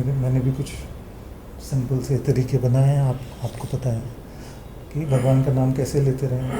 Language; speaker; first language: Hindi; early bilingual, heritage; Hindi